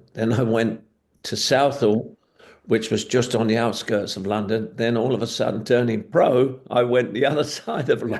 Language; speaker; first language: English; native; English